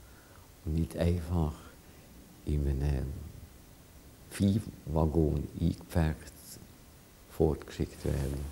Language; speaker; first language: German; non-native, fluent; Hungarian